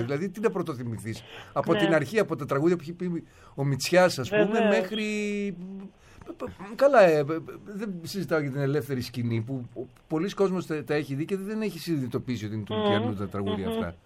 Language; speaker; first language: Greek; native; Greek